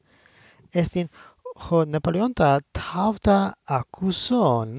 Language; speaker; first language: Greek; non-native, learner; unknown